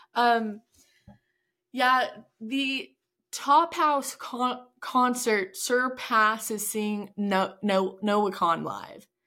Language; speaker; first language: English; native; English